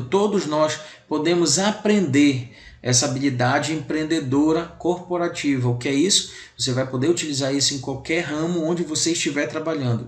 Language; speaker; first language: Portuguese; native; Portuguese